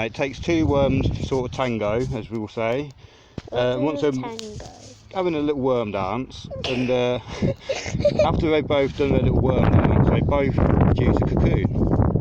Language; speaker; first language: English; native; English